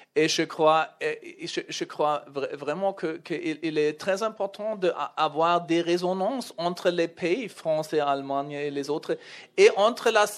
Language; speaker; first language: French; non-native, learner; German